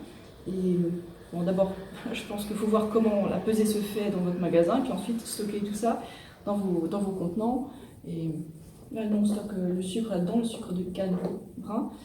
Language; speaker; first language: French; native; French